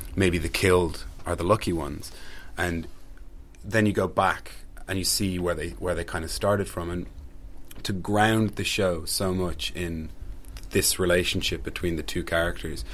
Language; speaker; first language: English; native; English